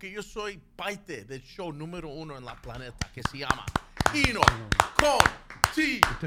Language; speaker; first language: Spanish; early bilingual, heritage; Spanish